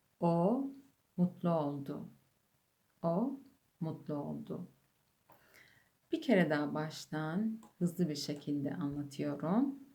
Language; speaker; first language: Turkish; non-native, fluent; Persian